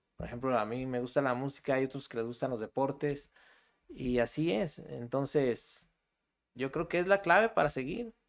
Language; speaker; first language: Spanish; native; Spanish